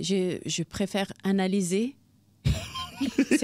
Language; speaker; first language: French; non-native, fluent; Portuguese